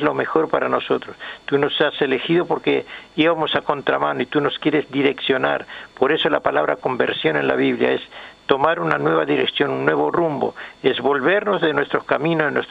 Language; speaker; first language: Spanish; native; Spanish